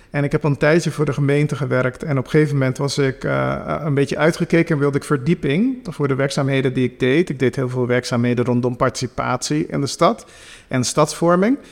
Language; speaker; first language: Dutch; non-native, local second language; Papiamento